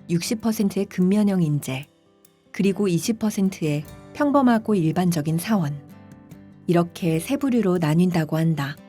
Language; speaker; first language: Korean; native; Korean